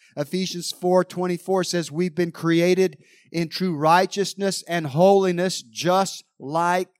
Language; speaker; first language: English; native; English